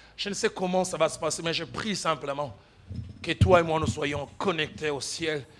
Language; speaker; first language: French; non-native, local second language; Lingala